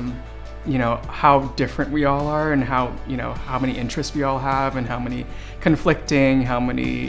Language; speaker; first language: English; native; English